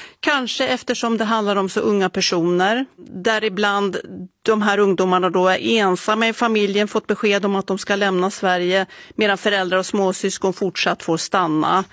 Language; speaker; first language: Swedish; native; Swedish